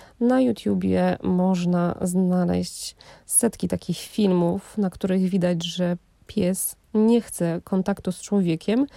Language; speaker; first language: Polish; native; Polish